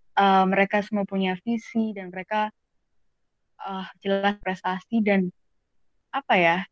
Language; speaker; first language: Indonesian; native; Indonesian